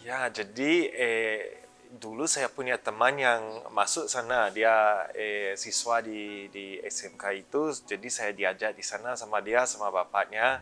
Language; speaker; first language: Indonesian; early bilingual, other home language; English